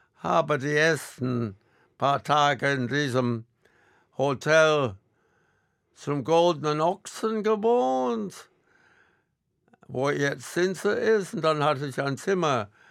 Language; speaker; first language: German; non-native, fluent; English